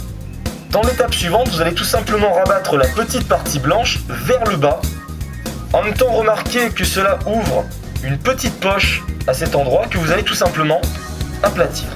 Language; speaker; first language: French; native; French